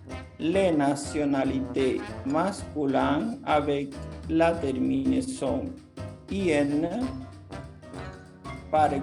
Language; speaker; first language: French; non-native, fluent; Portuguese